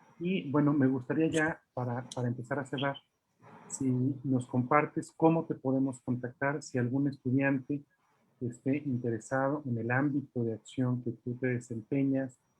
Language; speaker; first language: Spanish; native; Spanish